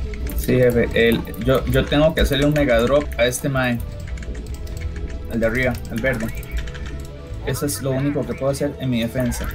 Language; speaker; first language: Spanish; native; Spanish